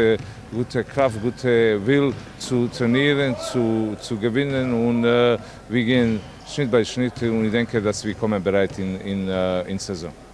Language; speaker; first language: German; non-native, learner; Serbian